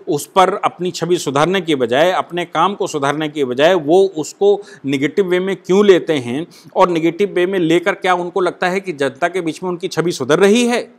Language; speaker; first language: Hindi; native; Hindi